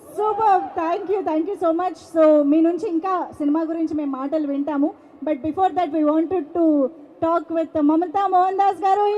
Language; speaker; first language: Telugu; native; Telugu